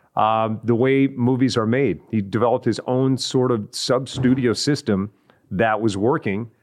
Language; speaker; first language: English; native; English